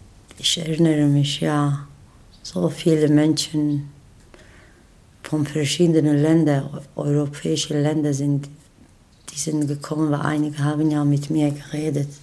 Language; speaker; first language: German; non-native, fluent; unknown